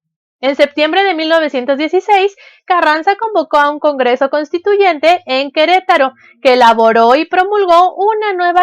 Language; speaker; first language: Spanish; native; Spanish